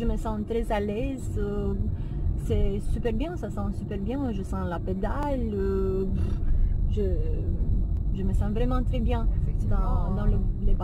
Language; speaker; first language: French; non-native, fluent; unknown